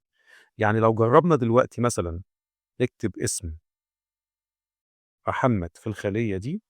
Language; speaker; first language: Arabic; native; Arabic